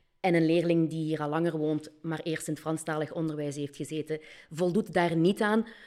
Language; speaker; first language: Dutch; native; Dutch